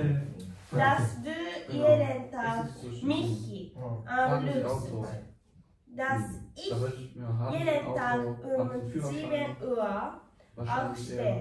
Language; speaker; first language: German; non-native, learner; Japanese